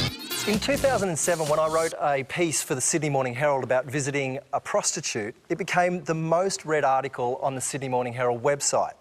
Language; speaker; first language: English; native; English